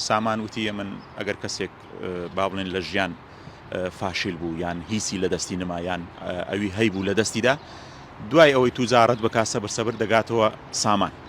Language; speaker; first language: Central Kurdish; native; Central Kurdish